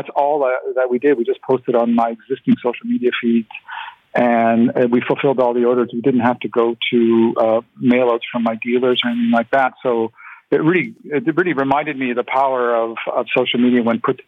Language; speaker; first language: English; non-native, fluent; Ukrainian